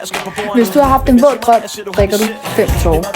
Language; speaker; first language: Danish; native; Danish